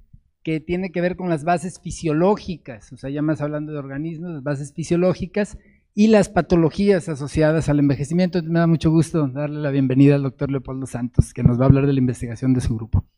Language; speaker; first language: Spanish; native; Spanish